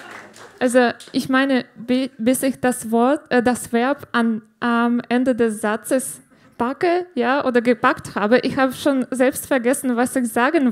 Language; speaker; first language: German; non-native, fluent; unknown